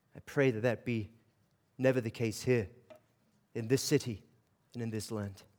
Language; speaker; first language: English; native; English